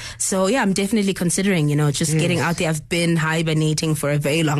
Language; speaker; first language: English; non-native, local second language; Zulu